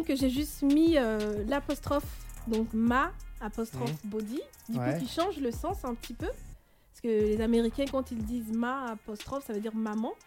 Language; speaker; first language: French; native; French